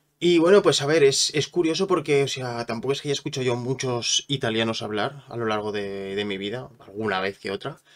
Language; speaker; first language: Spanish; native; Spanish